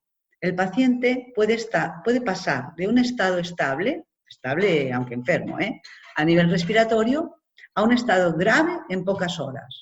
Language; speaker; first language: Spanish; native; Spanish